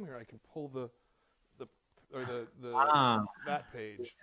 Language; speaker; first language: English; native; English